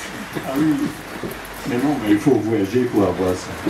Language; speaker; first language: French; non-native, fluent; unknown